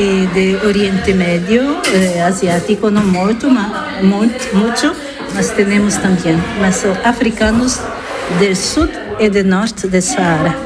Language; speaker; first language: Spanish; non-native, learner; French